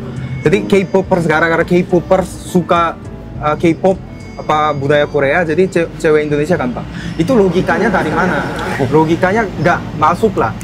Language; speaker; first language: Indonesian; non-native, fluent; Korean